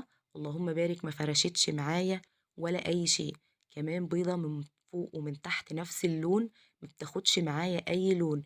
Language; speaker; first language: Arabic; native; Arabic